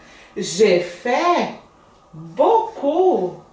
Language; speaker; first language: French; non-native, fluent; Portuguese